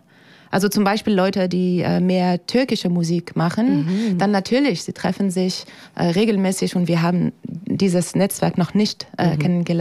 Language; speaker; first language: German; non-native, learner; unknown